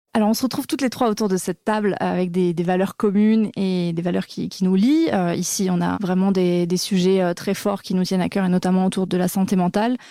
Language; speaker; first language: French; native; French